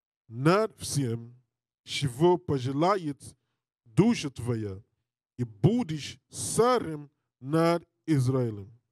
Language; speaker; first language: Russian; non-native, learner; English